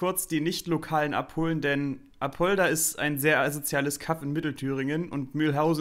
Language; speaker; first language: German; native; German